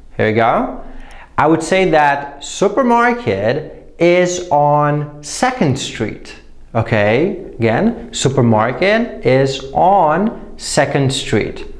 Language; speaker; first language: English; non-native, fluent; Slovak